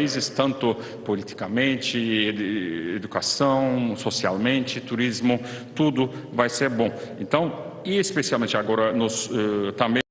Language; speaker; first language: Portuguese; non-native, fluent; Turkish